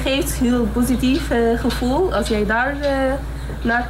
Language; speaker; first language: Dutch; non-native, learner; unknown